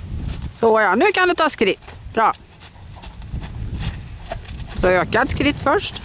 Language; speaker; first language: Swedish; native; Swedish